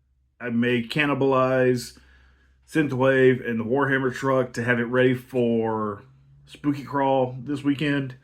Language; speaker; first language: English; native; English